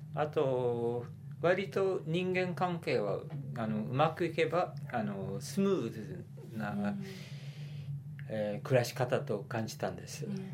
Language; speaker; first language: Japanese; non-native, fluent; English